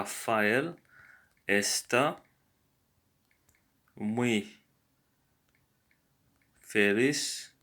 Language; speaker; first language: Spanish; non-native, learner; English